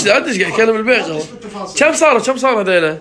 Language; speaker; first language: Arabic; native; Arabic